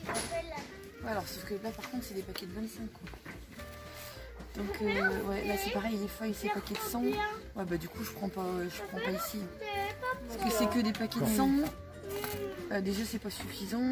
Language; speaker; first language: French; native; French